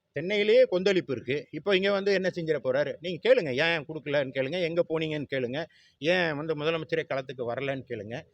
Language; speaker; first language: Tamil; native; Tamil